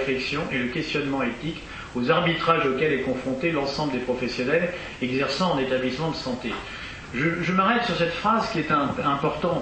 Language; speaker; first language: French; native; French